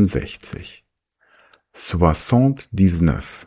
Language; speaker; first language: French; non-native, fluent; German